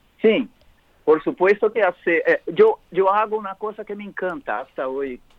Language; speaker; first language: Spanish; non-native, learner; Portuguese